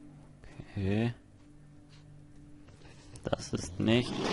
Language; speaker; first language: German; native; German